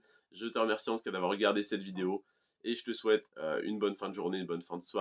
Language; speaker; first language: French; native; French